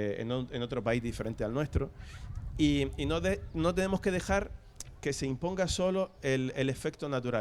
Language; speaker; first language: Spanish; native; Spanish